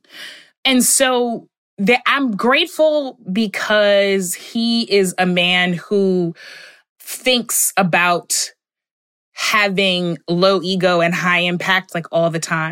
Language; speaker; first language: English; native; English